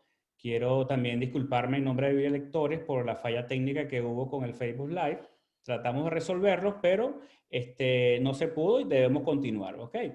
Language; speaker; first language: Spanish; native; Spanish